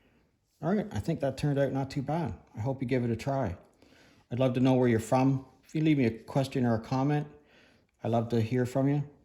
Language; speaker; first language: English; native; English